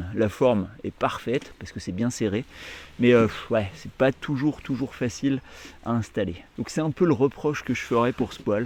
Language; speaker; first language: French; native; French